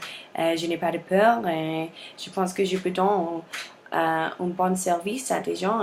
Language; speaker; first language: French; non-native, learner; English